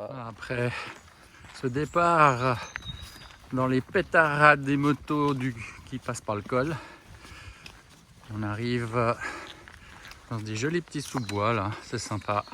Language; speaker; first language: French; native; French